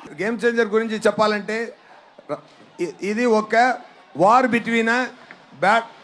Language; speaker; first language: Telugu; non-native, learner; Tamil